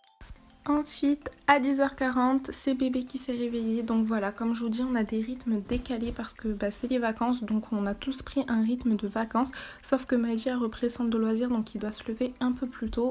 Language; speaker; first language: French; native; French